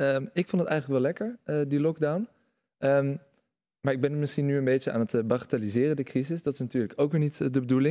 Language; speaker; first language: Dutch; native; Dutch